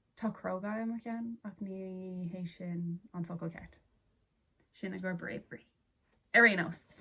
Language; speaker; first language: Irish; non-native, local second language; English